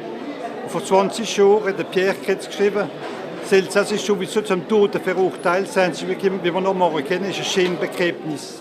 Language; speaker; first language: German; non-native, local second language; Swiss German